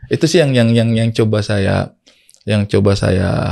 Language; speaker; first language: Indonesian; native; Indonesian